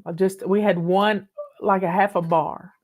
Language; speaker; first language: English; native; English